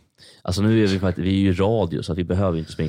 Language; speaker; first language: Swedish; native; Swedish